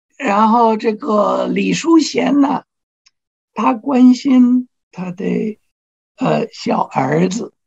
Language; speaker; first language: Chinese; non-native, fluent; English